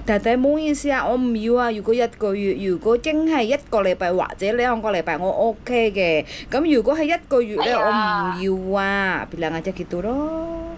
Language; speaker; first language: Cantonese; non-native, fluent; Indonesian